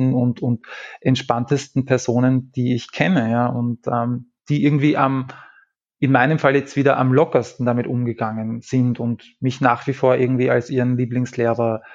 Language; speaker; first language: German; native; German